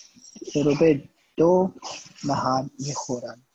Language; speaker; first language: Persian; non-native, learner; Urdu